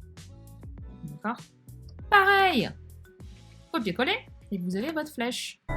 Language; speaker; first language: French; native; French